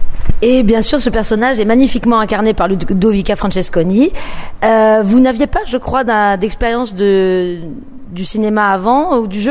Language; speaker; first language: French; native; French